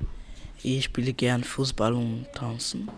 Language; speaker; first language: German; non-native, learner; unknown